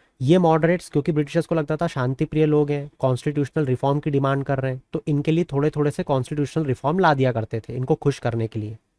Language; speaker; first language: Hindi; native; Hindi